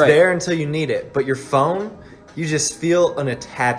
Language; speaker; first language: English; native; English